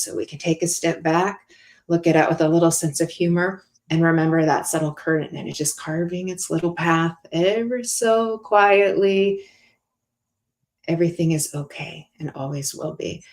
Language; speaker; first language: English; native; English